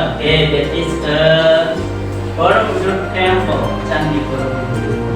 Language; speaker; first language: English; non-native, learner; Indonesian